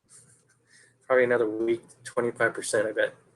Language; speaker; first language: English; native; English